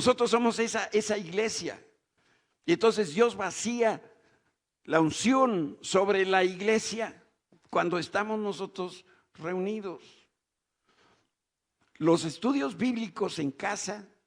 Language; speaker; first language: Spanish; native; Spanish